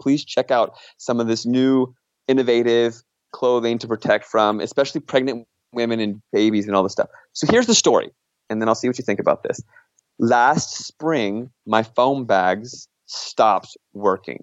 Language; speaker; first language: English; native; English